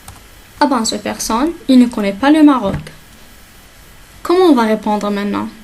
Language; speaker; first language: French; non-native, local second language; Arabic